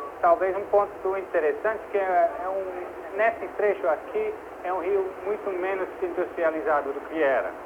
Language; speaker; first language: Portuguese; non-native, fluent; English